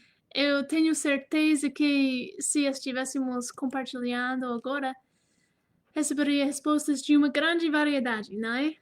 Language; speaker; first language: Portuguese; non-native, fluent; English